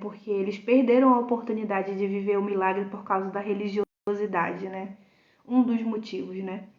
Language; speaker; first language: Portuguese; native; Portuguese